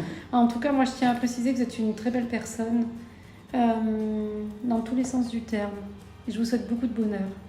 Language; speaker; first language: French; native; French